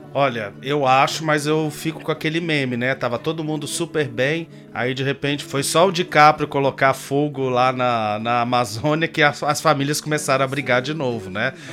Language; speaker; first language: Portuguese; native; Portuguese